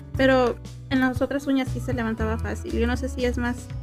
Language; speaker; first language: Spanish; early bilingual, heritage; Spanish